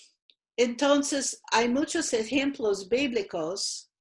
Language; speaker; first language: Spanish; non-native, fluent; English